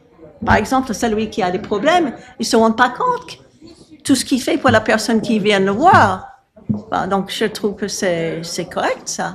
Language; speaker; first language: French; non-native, fluent; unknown